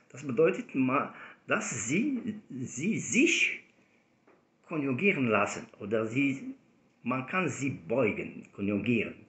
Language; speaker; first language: German; non-native, fluent; Arabic